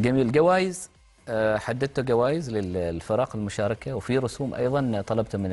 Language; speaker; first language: Arabic; native; Arabic